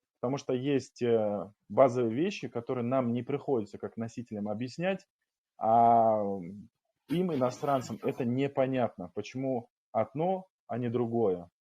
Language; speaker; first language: Russian; non-native, local second language; Kumyk